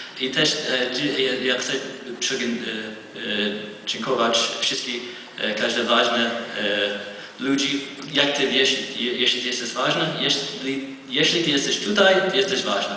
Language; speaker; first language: Polish; non-native, learner; Hebrew